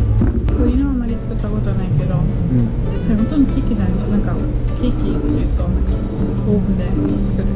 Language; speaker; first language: Japanese; non-native, fluent; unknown